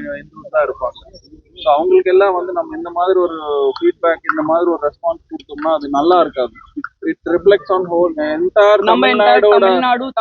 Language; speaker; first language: Tamil; non-native, learner; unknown